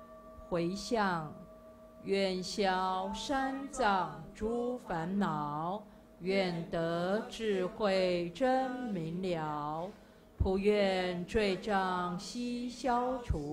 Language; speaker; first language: Chinese; native; Chinese